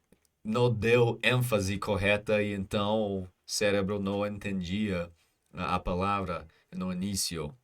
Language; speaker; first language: Portuguese; non-native, learner; English